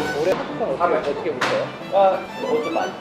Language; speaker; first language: Korean; non-native, learner; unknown